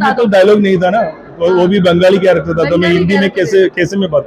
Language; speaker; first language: Hindi; non-native, local second language; Malayalam